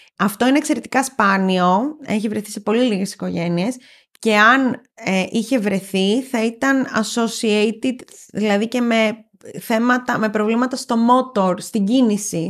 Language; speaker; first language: Greek; native; Greek